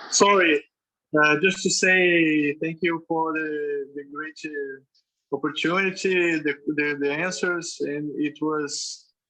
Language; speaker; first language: English; non-native, fluent; Portuguese